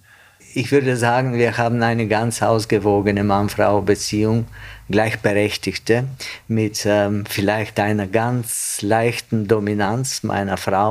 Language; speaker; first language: German; non-native, fluent; Bulgarian